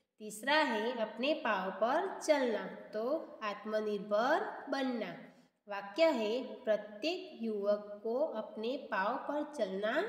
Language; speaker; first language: Hindi; non-native, local second language; Gujarati